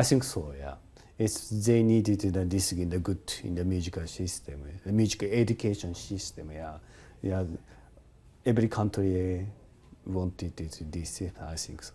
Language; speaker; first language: English; non-native, learner; Japanese